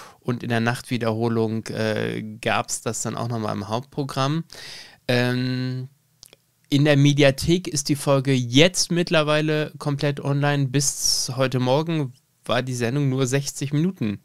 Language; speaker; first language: German; native; German